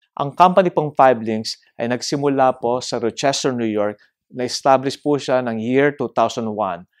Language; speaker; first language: Filipino; native; Filipino